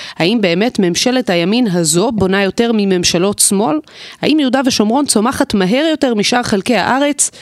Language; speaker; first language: Hebrew; native; Hebrew